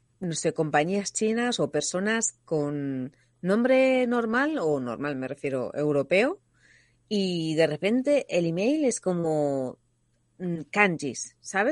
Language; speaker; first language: Spanish; native; Spanish